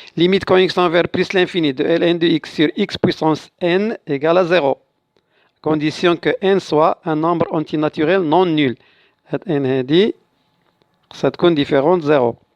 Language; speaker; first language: French; non-native, local second language; Arabic